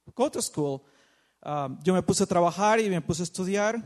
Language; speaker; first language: English; non-native, fluent; Spanish